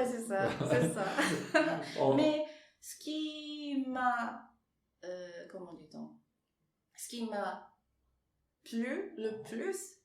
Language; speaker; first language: French; non-native, fluent; Japanese